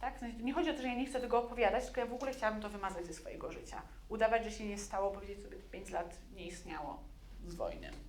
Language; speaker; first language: Polish; native; Polish